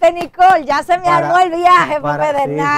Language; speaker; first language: Spanish; native; Spanish